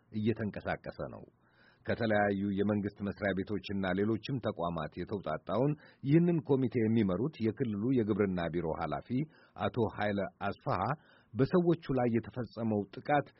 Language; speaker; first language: Amharic; native; Amharic